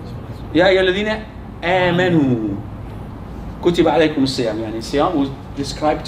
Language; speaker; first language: Arabic; non-native, fluent; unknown